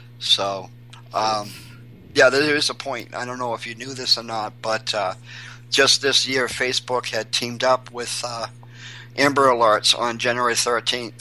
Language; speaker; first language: English; native; English